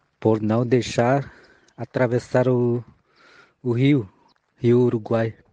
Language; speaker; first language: Portuguese; early bilingual, other home language; Guarani